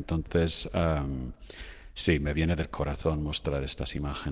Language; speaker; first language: Spanish; non-native, fluent; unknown